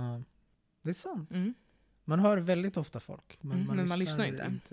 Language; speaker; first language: Swedish; native; Swedish